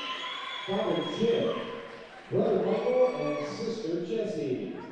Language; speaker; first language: English; native; English